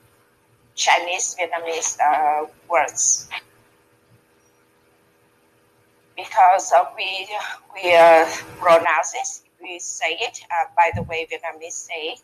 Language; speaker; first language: English; non-native, learner; Vietnamese